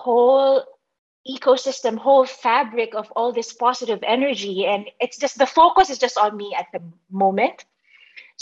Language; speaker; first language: English; non-native, local second language; Filipino